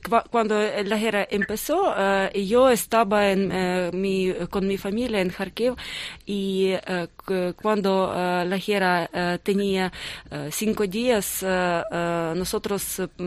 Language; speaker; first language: Spanish; non-native, learner; Russian